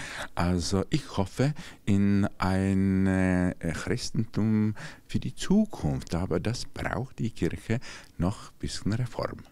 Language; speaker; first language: German; non-native, fluent; Czech